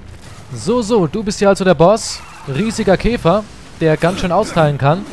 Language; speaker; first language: German; native; German